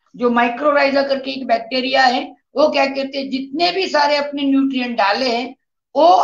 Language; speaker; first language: Hindi; non-native, local second language; Marathi